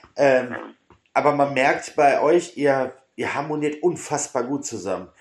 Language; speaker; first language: German; native; German